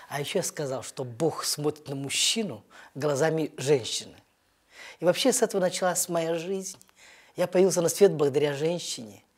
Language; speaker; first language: Russian; native; Russian